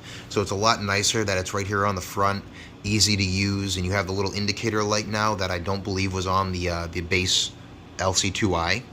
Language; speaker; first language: English; native; English